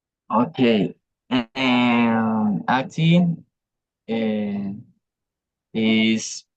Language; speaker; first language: English; non-native, learner; Spanish